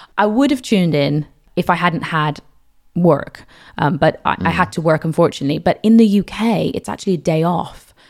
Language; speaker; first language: English; native; English